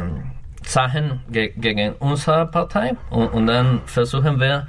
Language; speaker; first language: German; non-native, learner; Spanish